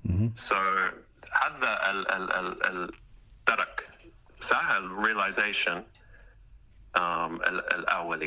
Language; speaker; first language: Arabic; non-native, learner; English